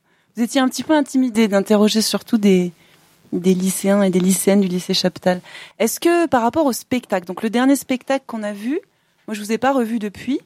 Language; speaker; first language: French; native; French